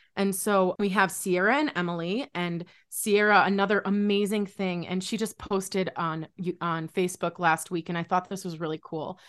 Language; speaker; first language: English; native; English